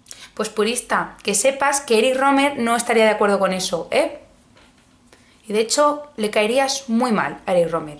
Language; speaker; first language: Spanish; native; Spanish